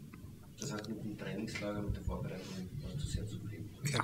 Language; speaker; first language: German; native; German